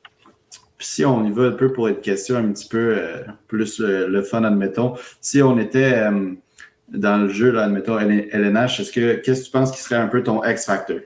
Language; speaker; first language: French; native; French